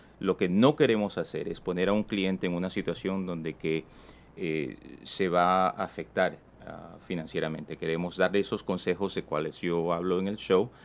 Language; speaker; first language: Spanish; native; Spanish